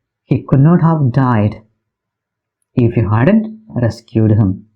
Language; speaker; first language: English; non-native, local second language; Malayalam